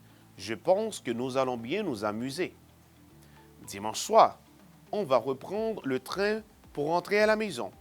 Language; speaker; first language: French; non-native, fluent; Spanish